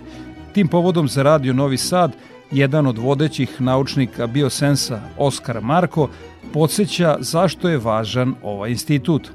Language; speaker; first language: Serbian; native; Serbian